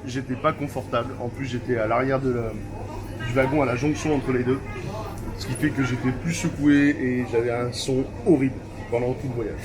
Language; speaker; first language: French; native; French